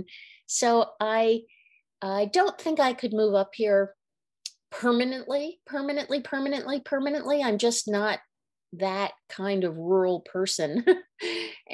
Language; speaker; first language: English; native; English